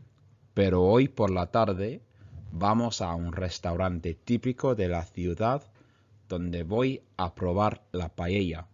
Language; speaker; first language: Spanish; non-native, fluent; English